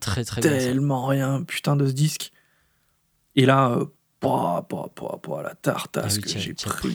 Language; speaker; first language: French; native; French